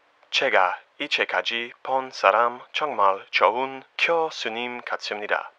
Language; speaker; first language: Korean; non-native, learner; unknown